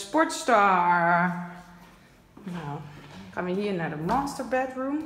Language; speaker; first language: Dutch; native; Dutch